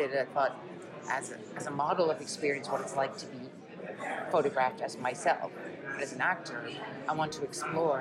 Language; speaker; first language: English; non-native, fluent; Dutch